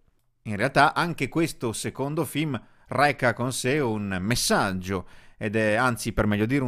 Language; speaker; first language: Italian; native; Italian